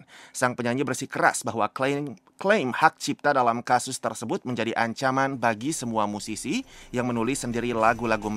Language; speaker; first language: Indonesian; native; Indonesian